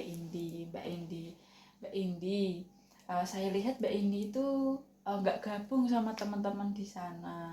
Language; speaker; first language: Indonesian; native; Indonesian